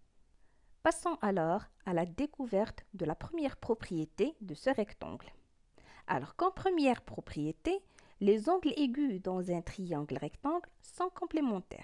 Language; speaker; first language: French; non-native, local second language; Arabic